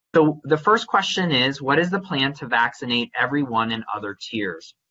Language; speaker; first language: English; native; English